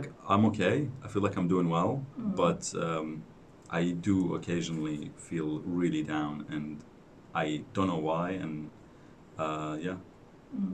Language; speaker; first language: English; non-native, fluent; Persian